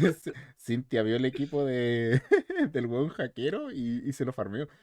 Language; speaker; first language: Spanish; native; Spanish